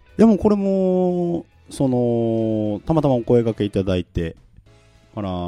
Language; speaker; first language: Japanese; native; Japanese